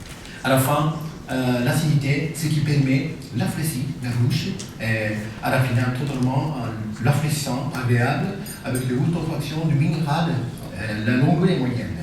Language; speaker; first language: French; non-native, fluent; Japanese